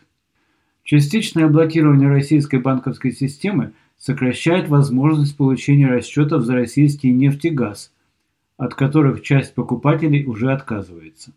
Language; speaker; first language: Russian; native; Russian